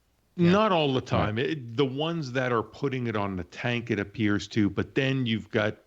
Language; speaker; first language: English; native; English